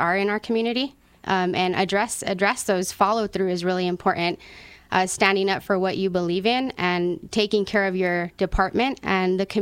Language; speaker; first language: English; non-native, local second language; Spanish